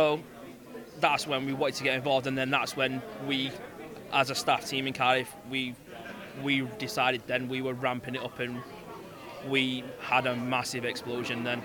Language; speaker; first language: English; native; English